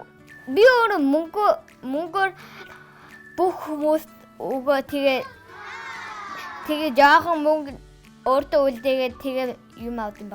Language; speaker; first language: Mongolian; early bilingual, heritage; Mongolian